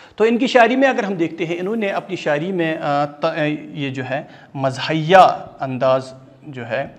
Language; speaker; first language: Urdu; non-native, local second language; Kashmiri